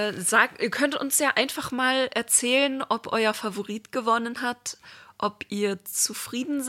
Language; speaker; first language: German; native; German